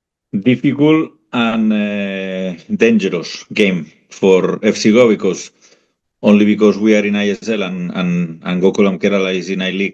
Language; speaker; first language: English; non-native, fluent; Spanish